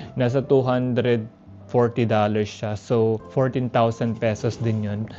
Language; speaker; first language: Filipino; native; Filipino